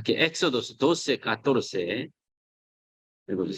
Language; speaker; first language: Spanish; non-native, learner; Korean